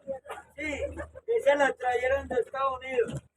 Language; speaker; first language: Spanish; native; Spanish